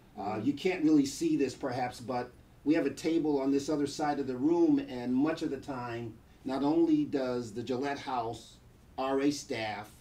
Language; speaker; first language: English; native; English